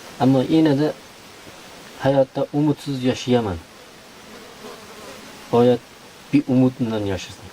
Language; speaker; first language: Turkish; non-native, learner; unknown